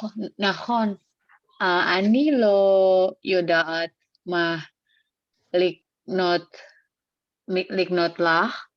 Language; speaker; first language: Hebrew; non-native, learner; Indonesian